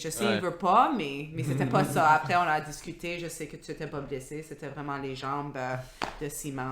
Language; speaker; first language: French; non-native, local second language; English